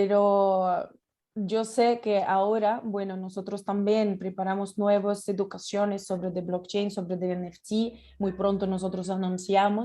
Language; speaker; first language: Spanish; non-native, learner; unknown